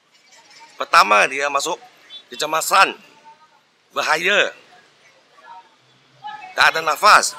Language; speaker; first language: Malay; non-native, local second language; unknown